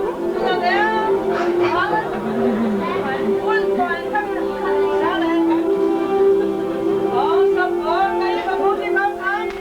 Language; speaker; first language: Danish; native; Danish